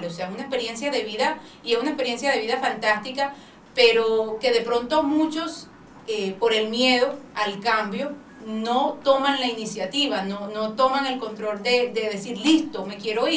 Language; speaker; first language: Spanish; native; Spanish